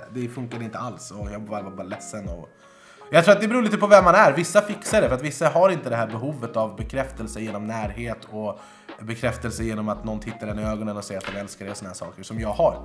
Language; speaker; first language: Swedish; native; Swedish